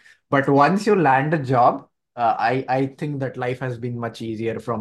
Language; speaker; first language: English; non-native, local second language; Marathi